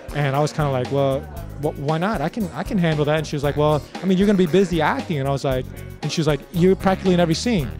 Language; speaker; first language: English; native; English